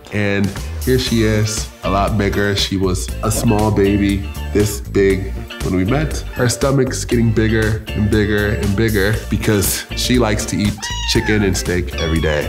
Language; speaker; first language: English; native; English